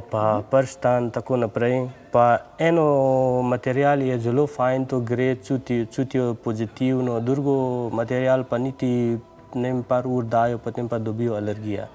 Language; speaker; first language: Slovenian; non-native, learner; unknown